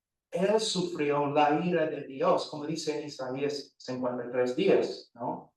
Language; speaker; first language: Spanish; non-native, fluent; English